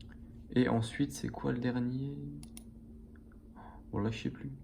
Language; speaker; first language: French; native; French